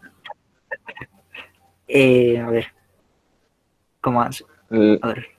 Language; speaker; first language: Spanish; native; Spanish